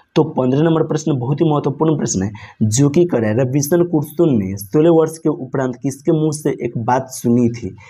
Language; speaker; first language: Hindi; native; Hindi